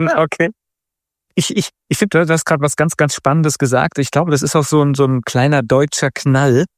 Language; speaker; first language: German; native; German